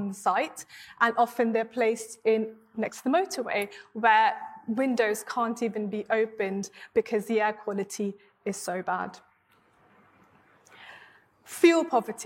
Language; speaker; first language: English; non-native, local second language; Hindi